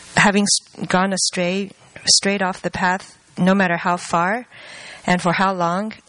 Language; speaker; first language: English; early bilingual, other home language; Chinese